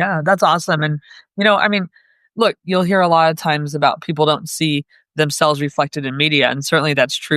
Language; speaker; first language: English; native; English